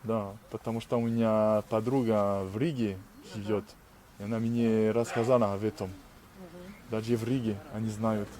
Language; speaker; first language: Russian; non-native, learner; French